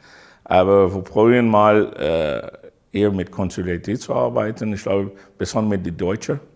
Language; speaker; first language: German; non-native, fluent; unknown